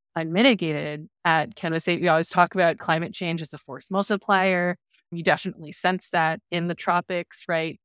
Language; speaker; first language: English; non-native, local second language; Filipino